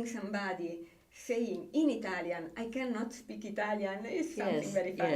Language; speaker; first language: English; non-native, fluent; Italian